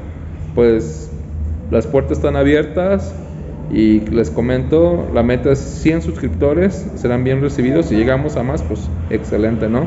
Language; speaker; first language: Spanish; native; Spanish